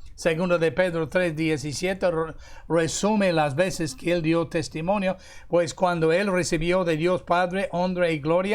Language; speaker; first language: Spanish; non-native, fluent; English